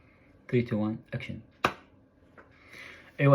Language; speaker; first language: French; non-native, fluent; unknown